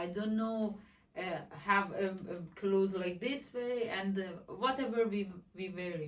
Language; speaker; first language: English; non-native, learner; Persian